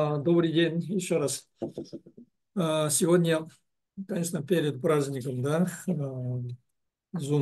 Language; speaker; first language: Russian; non-native, learner; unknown